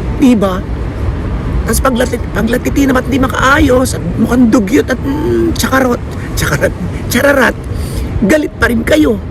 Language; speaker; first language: Filipino; native; Filipino